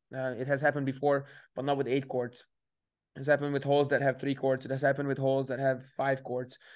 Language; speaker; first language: English; native; English